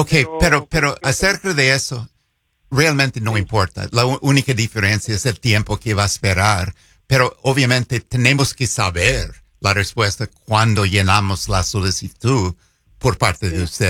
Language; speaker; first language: Spanish; non-native, fluent; English